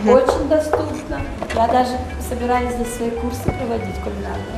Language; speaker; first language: Russian; native; Russian